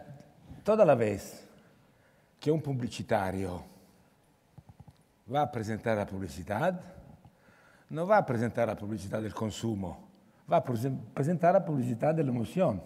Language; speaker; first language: Spanish; non-native, learner; Italian